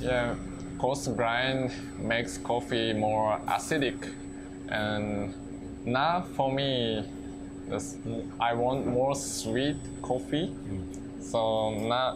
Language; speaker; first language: English; non-native, learner; Japanese